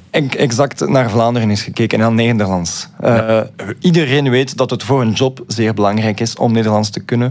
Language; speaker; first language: Dutch; non-native, local second language; French